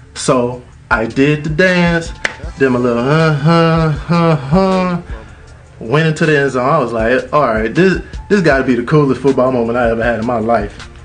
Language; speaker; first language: English; native; English